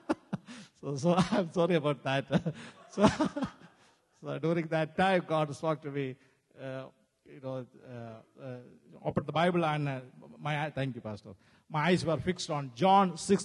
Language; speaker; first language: English; non-native, local second language; Malayalam